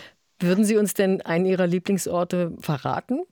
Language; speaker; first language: German; native; German